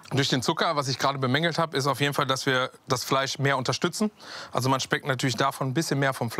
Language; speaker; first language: German; native; German